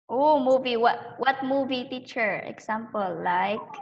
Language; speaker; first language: English; non-native, learner; Thai